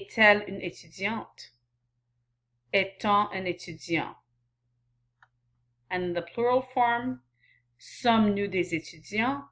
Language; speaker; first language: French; non-native, fluent; English